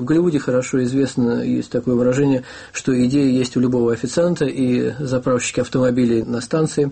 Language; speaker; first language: Russian; native; Russian